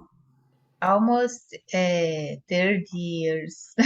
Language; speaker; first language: English; non-native, learner; Portuguese